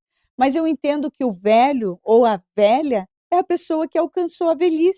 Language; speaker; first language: Portuguese; native; Portuguese